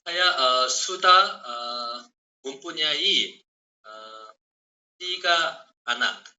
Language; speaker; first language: Indonesian; non-native, learner; Korean